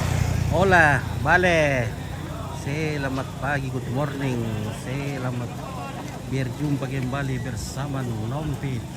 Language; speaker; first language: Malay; non-native, local second language; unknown